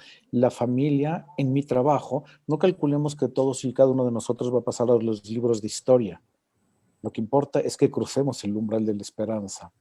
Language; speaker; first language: Spanish; native; Spanish